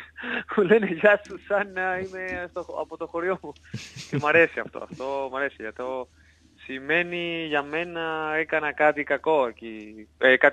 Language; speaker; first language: Greek; non-native, learner; Spanish